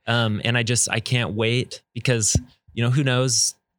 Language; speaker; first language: English; native; English